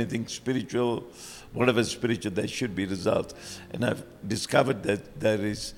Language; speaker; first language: English; non-native, local second language; Tamil